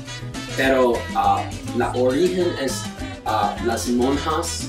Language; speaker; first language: Spanish; non-native, learner; English